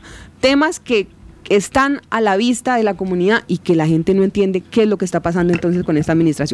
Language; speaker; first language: Spanish; native; Spanish